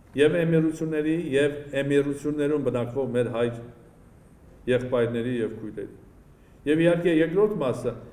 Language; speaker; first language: Armenian; native; Armenian